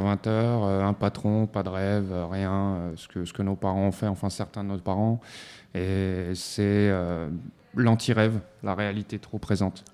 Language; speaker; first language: French; native; French